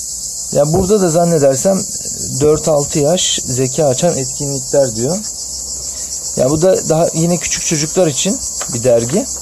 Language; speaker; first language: Turkish; native; Turkish